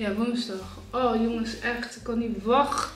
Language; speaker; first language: Dutch; native; Dutch